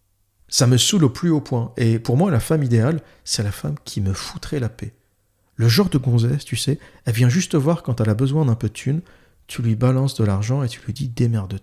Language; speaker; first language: French; native; French